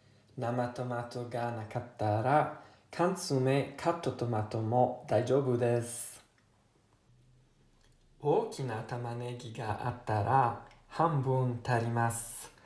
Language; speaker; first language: Japanese; non-native, learner; Italian